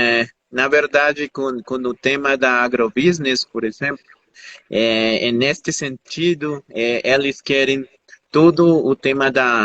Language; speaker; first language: Portuguese; non-native, fluent; Spanish